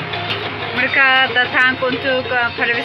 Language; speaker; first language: Indonesian; non-native, learner; English